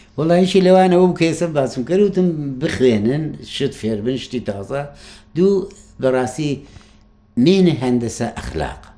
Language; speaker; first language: Central Kurdish; native; Central Kurdish